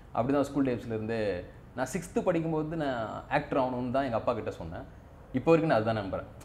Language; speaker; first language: Tamil; native; Tamil